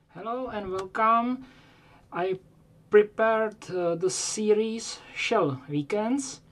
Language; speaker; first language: English; non-native, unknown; Czech